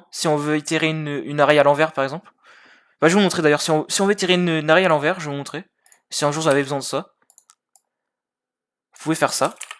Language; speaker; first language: French; native; French